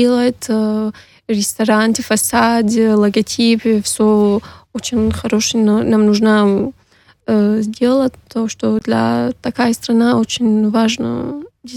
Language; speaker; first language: Russian; non-native, learner; Arabic